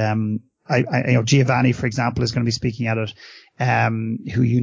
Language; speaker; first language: English; native; English